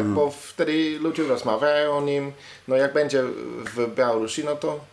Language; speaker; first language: Polish; non-native, learner; English